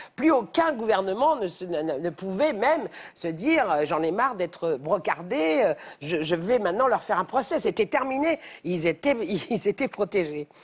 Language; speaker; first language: French; native; French